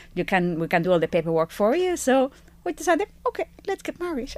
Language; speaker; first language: English; non-native, fluent; Spanish